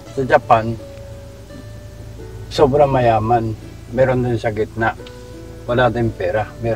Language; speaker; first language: Filipino; non-native, learner; Japanese